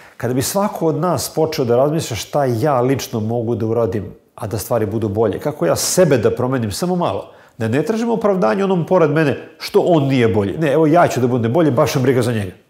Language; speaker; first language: Serbian; native; Serbian